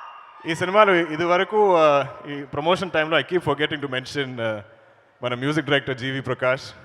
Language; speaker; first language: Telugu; non-native, learner; Malayalam